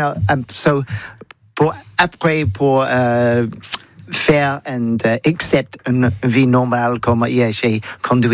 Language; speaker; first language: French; non-native, learner; English